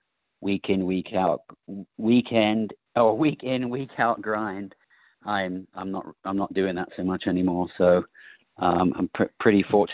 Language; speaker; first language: English; native; English